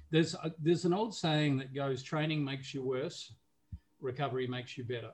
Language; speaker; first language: English; native; English